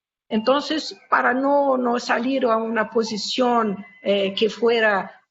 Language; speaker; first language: Spanish; non-native, fluent; Portuguese